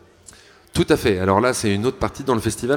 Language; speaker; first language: French; native; French